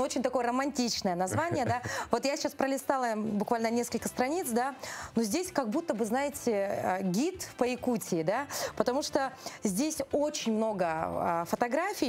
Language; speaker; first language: Russian; native; Russian